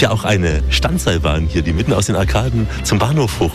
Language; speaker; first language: German; native; German